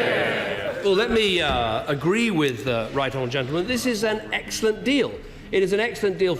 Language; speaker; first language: English; native; English